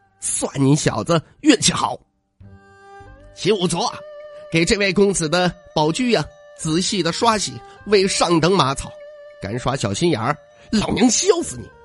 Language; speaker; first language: Chinese; native; Chinese